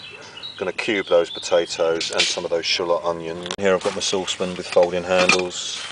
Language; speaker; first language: English; native; English